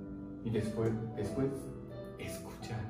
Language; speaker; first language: Spanish; non-native, learner; Japanese